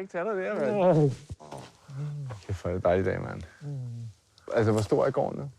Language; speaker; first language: Danish; native; Danish